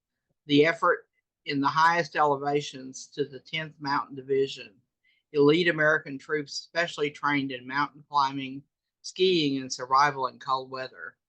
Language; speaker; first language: English; native; English